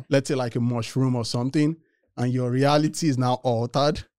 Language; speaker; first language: English; non-native, local second language; Yoruba